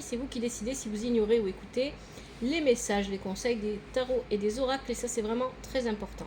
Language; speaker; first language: French; native; French